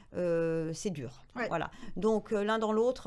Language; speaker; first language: French; native; French